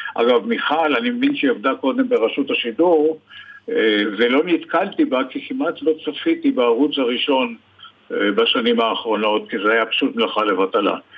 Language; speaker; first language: Hebrew; native; Hebrew